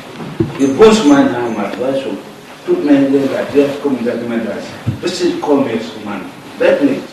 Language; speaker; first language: German; non-native, learner; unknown